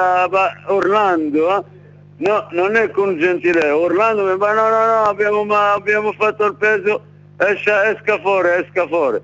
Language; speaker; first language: Italian; non-native, learner; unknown